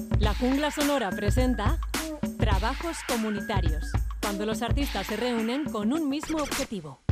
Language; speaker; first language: Spanish; native; Spanish